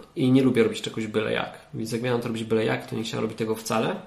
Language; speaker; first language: Polish; native; Polish